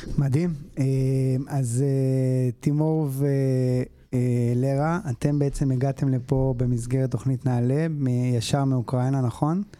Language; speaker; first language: Hebrew; native; Hebrew